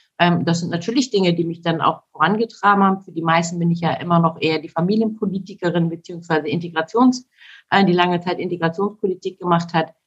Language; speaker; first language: German; early bilingual, other home language; Turkish